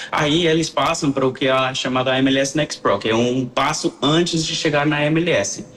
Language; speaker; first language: Portuguese; non-native, fluent; Spanish